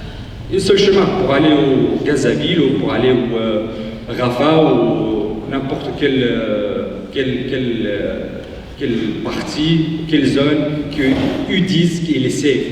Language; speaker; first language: French; non-native, fluent; Arabic